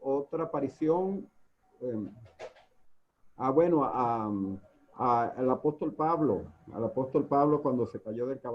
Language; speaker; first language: Spanish; native; Spanish